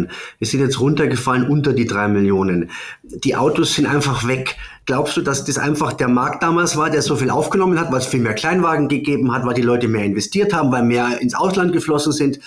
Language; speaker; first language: German; native; German